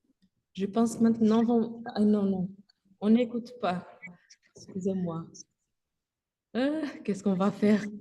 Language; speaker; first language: French; non-native, learner; Spanish